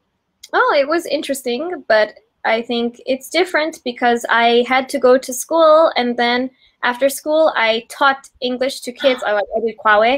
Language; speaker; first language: English; non-native, fluent; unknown